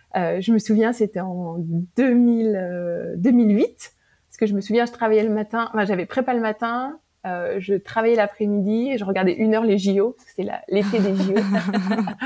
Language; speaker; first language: French; native; French